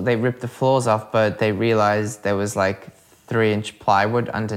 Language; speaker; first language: English; early bilingual, other home language; Russian